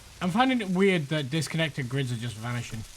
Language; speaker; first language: English; native; English